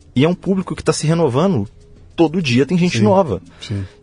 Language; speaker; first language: Portuguese; native; Portuguese